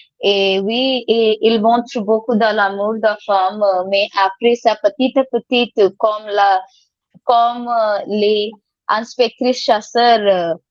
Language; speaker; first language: French; non-native, learner; Hindi